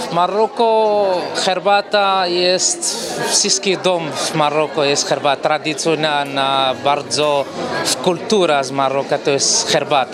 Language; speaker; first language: Polish; non-native, learner; Arabic